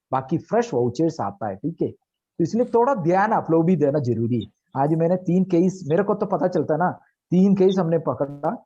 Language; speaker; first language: Hindi; non-native, local second language; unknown